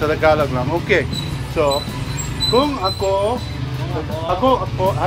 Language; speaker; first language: Filipino; non-native, learner; English